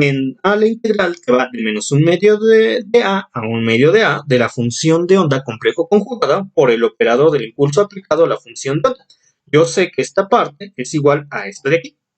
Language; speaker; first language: Spanish; native; Spanish